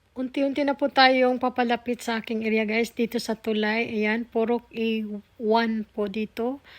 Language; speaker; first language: Filipino; non-native, local second language; Cebuano